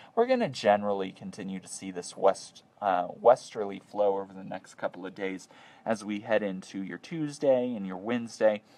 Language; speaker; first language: English; native; English